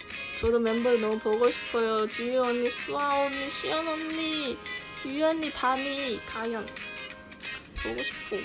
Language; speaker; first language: Korean; non-native, fluent; Chinese